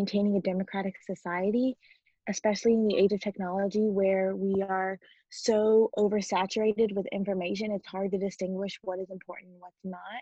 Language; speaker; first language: English; native; English